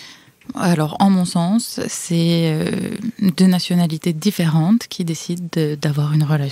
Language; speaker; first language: French; native; French